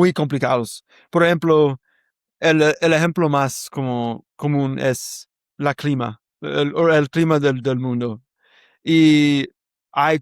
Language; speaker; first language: Spanish; non-native, learner; English